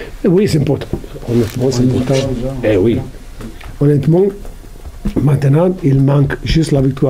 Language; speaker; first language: French; non-native, learner; Italian